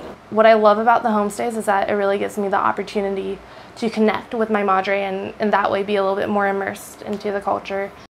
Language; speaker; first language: English; native; English